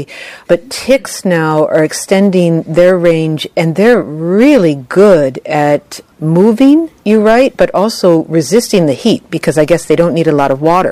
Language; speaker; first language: English; native; English